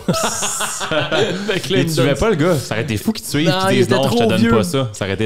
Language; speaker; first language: French; native; French